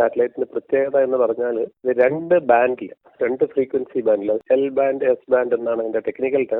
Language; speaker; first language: Malayalam; native; Malayalam